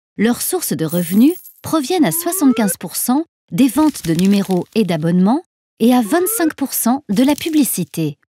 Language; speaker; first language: French; native; French